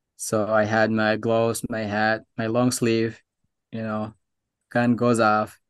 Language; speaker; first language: English; non-native, local second language; Arabic